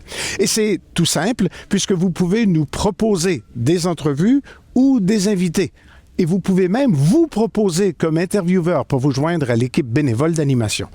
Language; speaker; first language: French; native; French